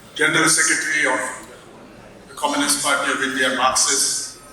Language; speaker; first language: English; non-native, local second language; Tamil